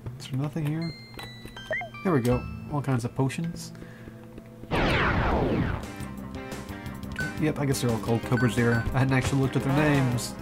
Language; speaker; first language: English; native; English